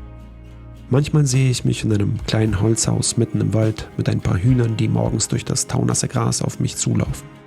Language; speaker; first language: German; native; German